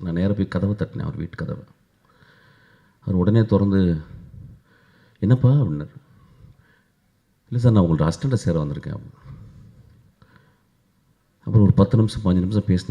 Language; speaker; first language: Tamil; native; Tamil